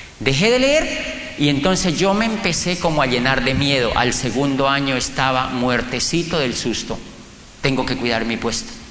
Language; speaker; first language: Spanish; native; Spanish